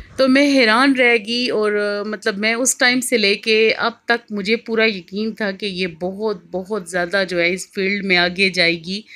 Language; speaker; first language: Hindi; native; Hindi